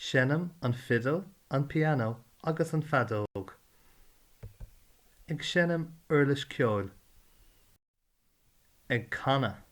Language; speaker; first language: Irish; non-native, learner; English